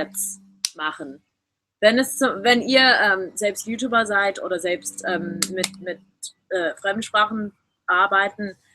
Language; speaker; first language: German; non-native, fluent; English